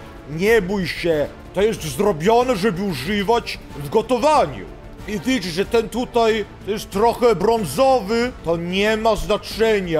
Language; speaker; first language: Polish; early bilingual, heritage; Polish